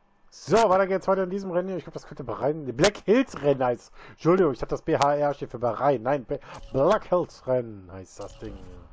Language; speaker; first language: German; native; German